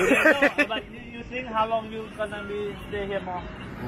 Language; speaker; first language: English; non-native, learner; Chinese